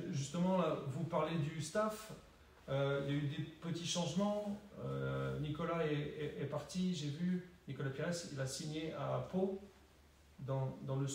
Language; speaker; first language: French; native; French